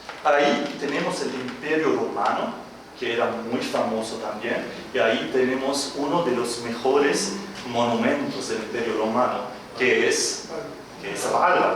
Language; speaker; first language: Spanish; non-native, fluent; Arabic